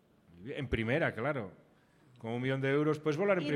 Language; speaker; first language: Spanish; native; Spanish